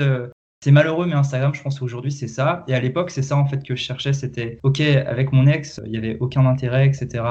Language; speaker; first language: French; native; French